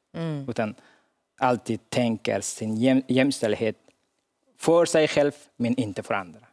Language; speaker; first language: Swedish; non-native, fluent; Hazaragi